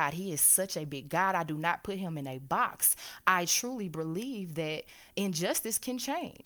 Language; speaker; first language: English; native; English